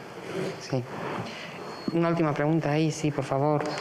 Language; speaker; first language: Spanish; native; Spanish